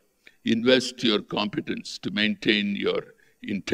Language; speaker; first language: English; non-native, local second language; Tamil